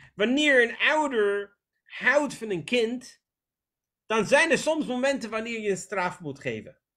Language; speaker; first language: Dutch; non-native, fluent; English